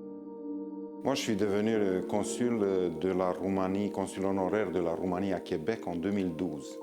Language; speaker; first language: French; non-native, fluent; Romanian